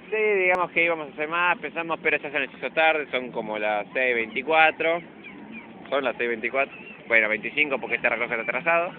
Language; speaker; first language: Spanish; native; Spanish